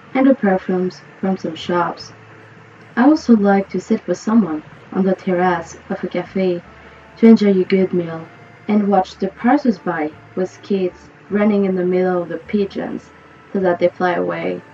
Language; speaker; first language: English; non-native, fluent; French